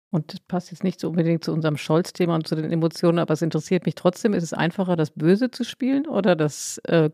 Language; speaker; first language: German; native; German